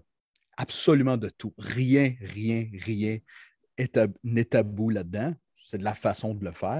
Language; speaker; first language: French; native; French